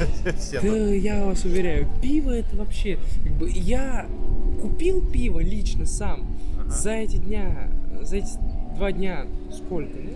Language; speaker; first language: Russian; native; Russian